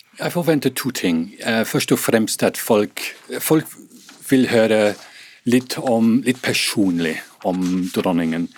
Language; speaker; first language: Norwegian; non-native, fluent; English